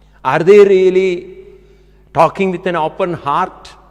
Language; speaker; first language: English; non-native, local second language; Malayalam